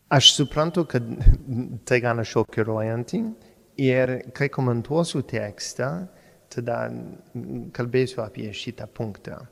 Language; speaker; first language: Lithuanian; non-native, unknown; English